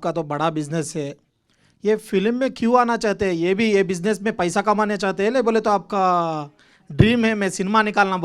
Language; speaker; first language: Hindi; non-native, local second language; Telugu